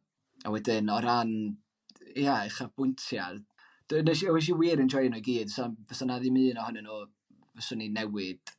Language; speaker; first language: Welsh; native; Welsh